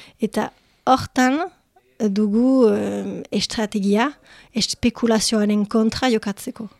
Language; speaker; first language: Basque; non-native, local second language; French